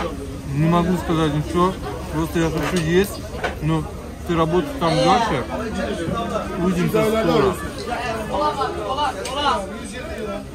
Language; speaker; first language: Russian; non-native, learner; Turkish